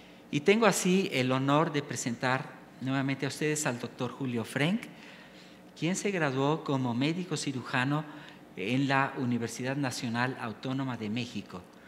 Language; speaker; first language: Spanish; native; Spanish